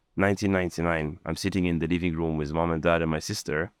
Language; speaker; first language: English; non-native, fluent; Arabic